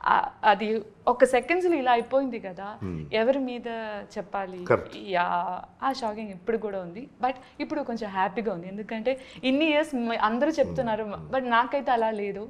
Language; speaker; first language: Telugu; non-native, local second language; Malayalam